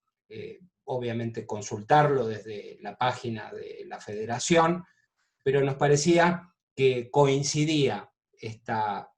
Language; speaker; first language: Spanish; native; Spanish